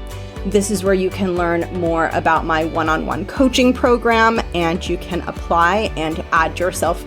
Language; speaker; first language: English; native; English